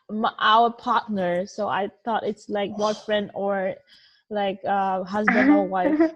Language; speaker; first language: English; non-native, fluent; Vietnamese